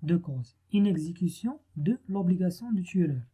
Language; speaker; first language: French; non-native, local second language; Arabic